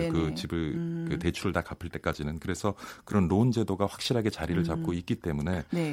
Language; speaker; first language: Korean; native; Korean